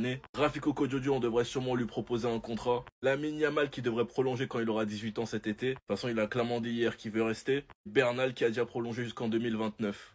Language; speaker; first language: French; native; French